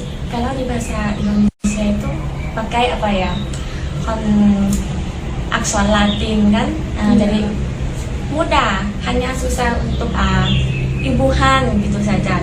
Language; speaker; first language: Indonesian; non-native, learner; Thai